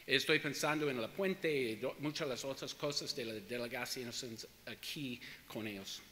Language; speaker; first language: Spanish; non-native, learner; English